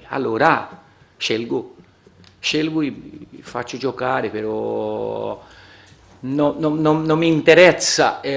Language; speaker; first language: Italian; non-native, fluent; Portuguese